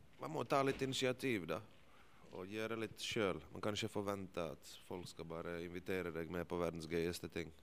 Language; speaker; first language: Norwegian; early bilingual, other home language; Bosnian